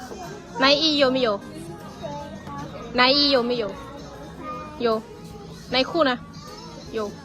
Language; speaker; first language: Chinese; non-native, fluent; Lao